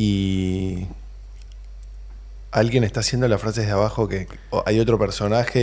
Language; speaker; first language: Spanish; native; Spanish